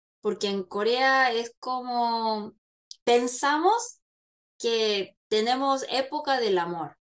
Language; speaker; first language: Spanish; non-native, fluent; Korean